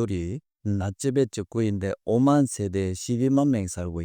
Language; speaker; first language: Korean; native; Korean